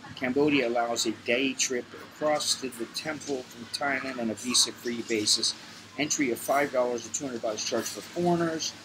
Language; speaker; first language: English; native; English